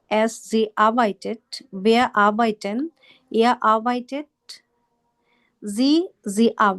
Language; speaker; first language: German; non-native, learner; Bangla